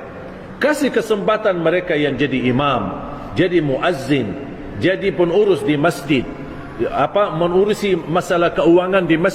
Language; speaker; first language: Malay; non-native, fluent; Arabic